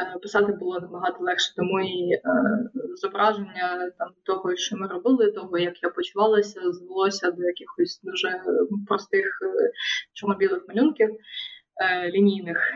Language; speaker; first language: Ukrainian; non-native, local second language; Russian